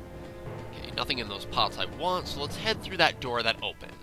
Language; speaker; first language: English; native; English